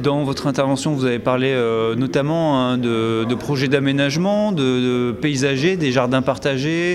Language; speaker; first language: French; native; French